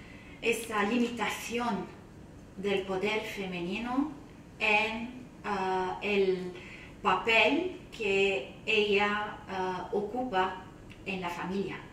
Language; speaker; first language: Spanish; non-native, fluent; Arabic